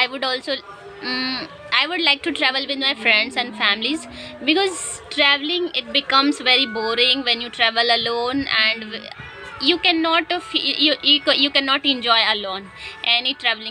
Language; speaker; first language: English; non-native, learner; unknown